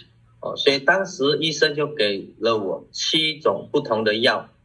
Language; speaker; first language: Chinese; early bilingual, heritage; Chinese